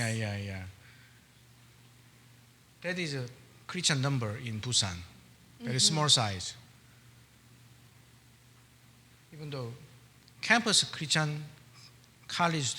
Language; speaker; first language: English; non-native, learner; Korean